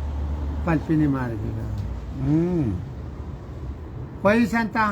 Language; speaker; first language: Arabic; non-native, learner; Pashto